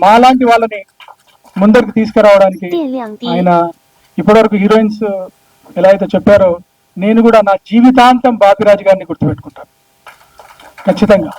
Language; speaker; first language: Telugu; native; Telugu